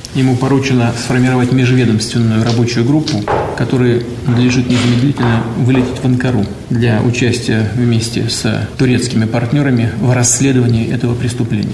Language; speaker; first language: Russian; native; Russian